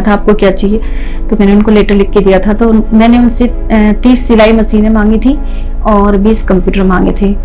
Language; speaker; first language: Hindi; native; Hindi